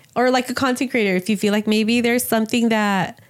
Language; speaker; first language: English; early bilingual, other home language; Spanish